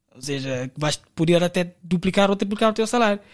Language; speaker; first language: Portuguese; non-native, local second language; Kabuverdianu